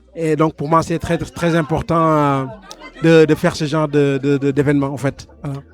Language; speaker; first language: French; non-native, local second language; Wolof